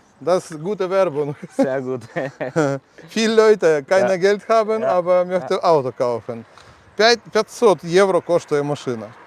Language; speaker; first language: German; non-native, learner; Ukrainian